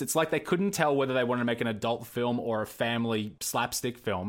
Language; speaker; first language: English; native; English